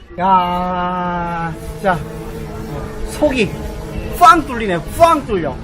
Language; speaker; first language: Korean; native; Korean